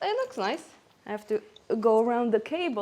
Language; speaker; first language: English; non-native, fluent; Romanian